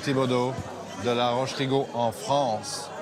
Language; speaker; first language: French; native; French